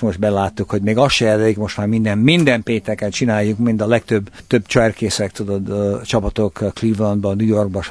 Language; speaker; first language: Hungarian; early bilingual, heritage; Hungarian